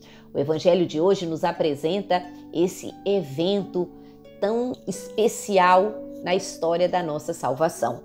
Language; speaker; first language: Portuguese; native; Portuguese